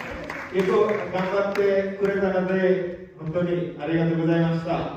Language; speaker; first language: Japanese; non-native, fluent; Bangla